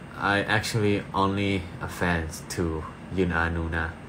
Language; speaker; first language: English; non-native, fluent; Thai